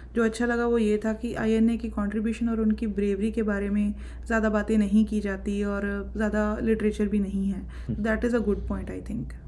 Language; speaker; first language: Hindi; native; Hindi